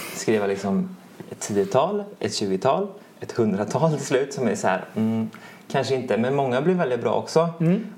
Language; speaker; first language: Swedish; native; Swedish